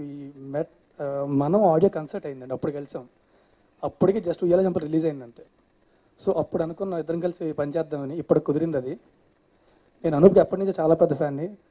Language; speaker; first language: Telugu; native; Telugu